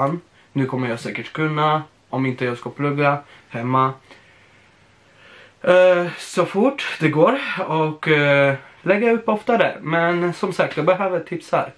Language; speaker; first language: Swedish; non-native, fluent; Polish